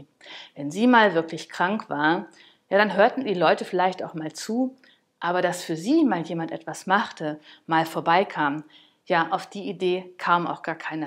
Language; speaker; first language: German; native; German